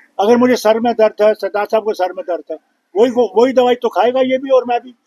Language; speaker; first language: Urdu; non-native, local second language; Kashmiri